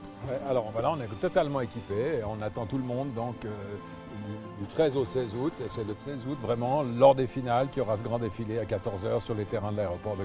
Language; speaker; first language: French; native; French